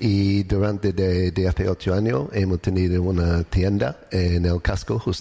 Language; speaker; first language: Spanish; non-native, learner; English